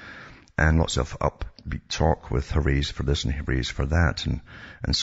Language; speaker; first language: English; native; English